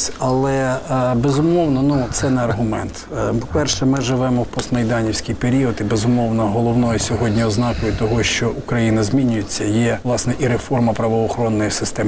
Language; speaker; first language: Ukrainian; native; Ukrainian